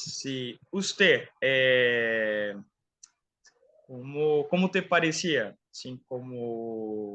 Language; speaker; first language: Spanish; non-native, fluent; Portuguese